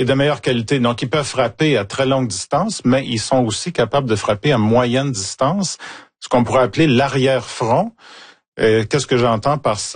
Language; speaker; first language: French; native; French